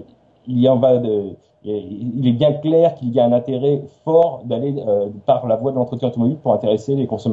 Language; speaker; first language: French; native; French